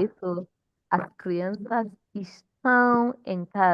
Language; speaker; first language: Portuguese; non-native, fluent; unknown